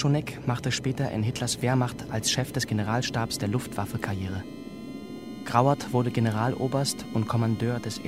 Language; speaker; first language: German; native; German